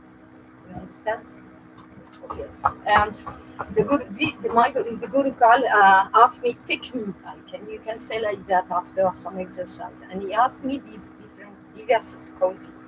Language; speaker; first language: English; non-native, learner; French